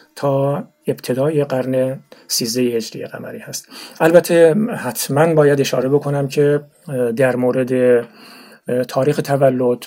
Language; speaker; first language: Persian; non-native, local second language; Turkmen